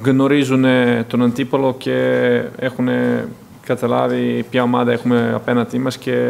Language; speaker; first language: Greek; non-native, fluent; Serbian